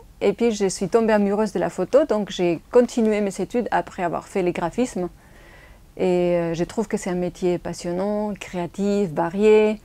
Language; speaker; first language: French; non-native, fluent; Spanish